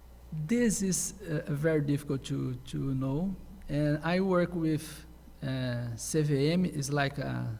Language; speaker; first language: English; non-native, learner; Portuguese